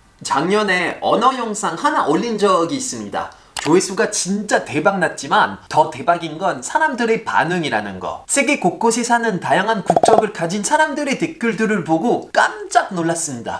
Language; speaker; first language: Korean; non-native, fluent; French